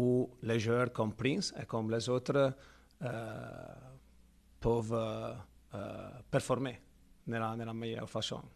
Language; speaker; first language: French; non-native, fluent; Italian